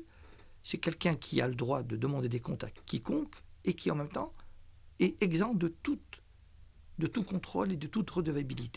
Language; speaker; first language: French; non-native, local second language; Arabic